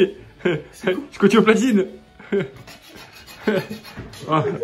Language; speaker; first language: French; native; French